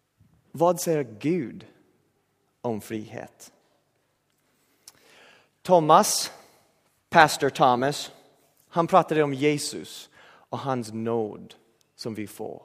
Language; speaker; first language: Swedish; non-native, fluent; English